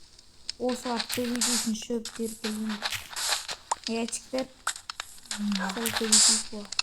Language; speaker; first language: Kazakh; native; Kazakh